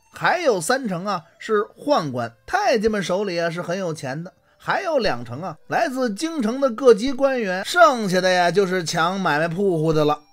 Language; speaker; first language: Chinese; native; Chinese